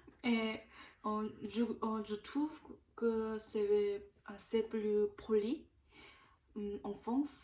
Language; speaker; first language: French; non-native, learner; Korean